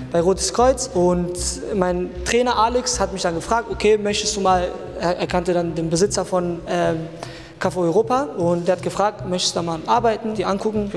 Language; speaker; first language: German; early bilingual, other home language; Persian